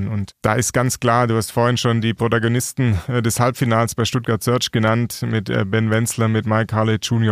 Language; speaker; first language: German; native; German